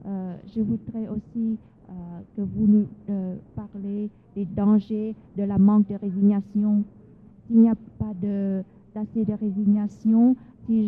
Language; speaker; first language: French; non-native, fluent; Vietnamese